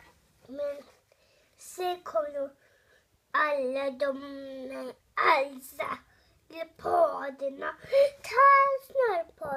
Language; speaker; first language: Swedish; early bilingual, other home language; Russian